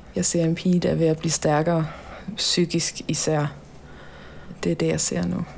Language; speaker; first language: Danish; native; Danish